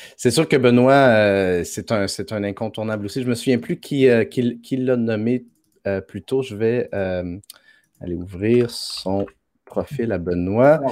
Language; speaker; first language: French; native; French